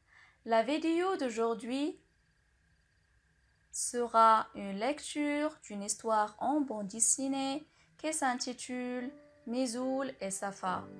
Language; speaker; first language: French; non-native, local second language; Arabic